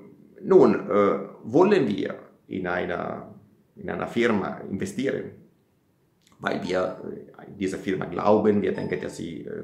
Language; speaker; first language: German; non-native, fluent; Italian